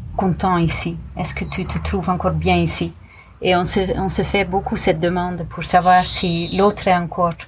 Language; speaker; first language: French; non-native, fluent; English